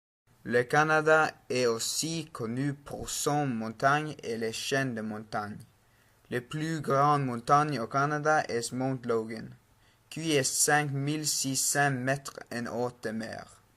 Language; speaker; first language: French; non-native, learner; Norwegian